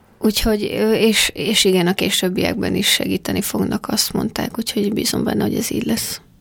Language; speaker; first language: Hungarian; native; Hungarian